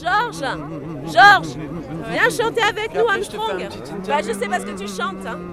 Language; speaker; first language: French; native; French